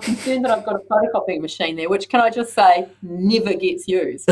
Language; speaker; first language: English; native; English